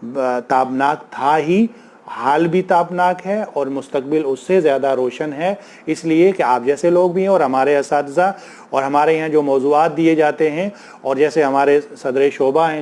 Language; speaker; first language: Urdu; native; Urdu